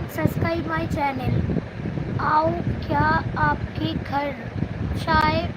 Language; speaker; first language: Hindi; non-native, local second language; Bangla